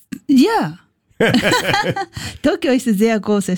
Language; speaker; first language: German; non-native, learner; Japanese